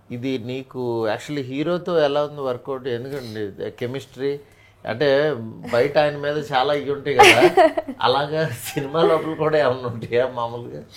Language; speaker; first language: Telugu; native; Telugu